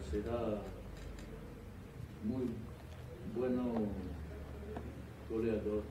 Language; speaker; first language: Spanish; non-native, fluent; French